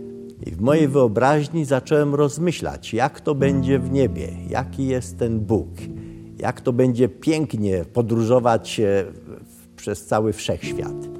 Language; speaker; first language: Polish; early bilingual, other home language; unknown